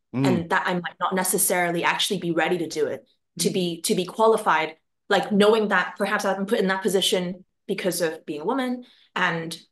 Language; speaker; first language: English; non-native, local second language; Cantonese